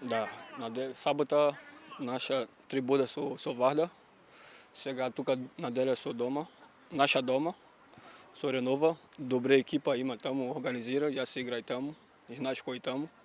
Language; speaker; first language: Macedonian; non-native, learner; Portuguese